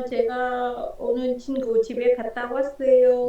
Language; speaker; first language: Korean; non-native, learner; Vietnamese